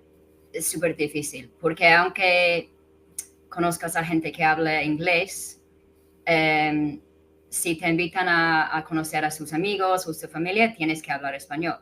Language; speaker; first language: Spanish; non-native, fluent; English